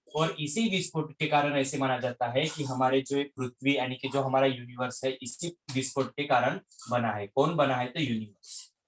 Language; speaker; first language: Hindi; non-native, local second language; Marathi